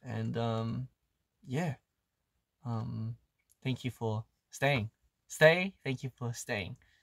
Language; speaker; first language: English; early bilingual, other home language; Korean